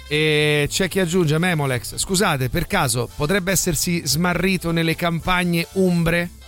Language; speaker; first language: Italian; native; Italian